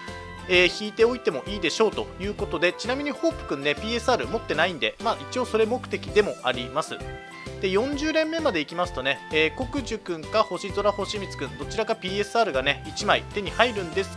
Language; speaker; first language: Japanese; native; Japanese